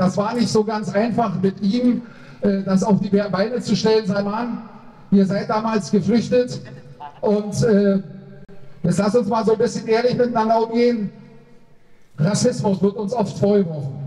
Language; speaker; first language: German; native; German